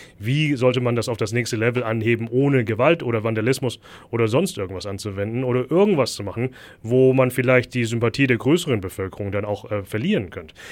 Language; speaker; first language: German; early bilingual, other home language; Thai